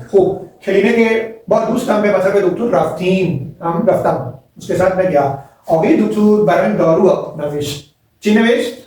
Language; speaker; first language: Persian; non-native, fluent; Urdu